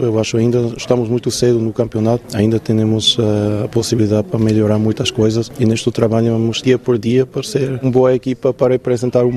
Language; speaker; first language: Portuguese; non-native, fluent; Swiss German